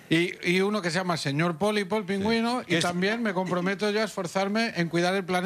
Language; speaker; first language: Spanish; native; Spanish